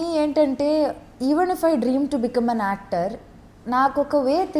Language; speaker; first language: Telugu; non-native, fluent; Malayalam